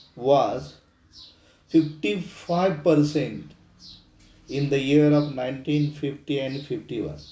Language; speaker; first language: English; non-native, local second language; Marathi